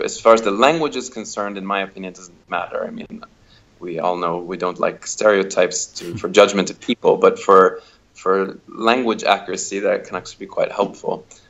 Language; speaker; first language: English; native; English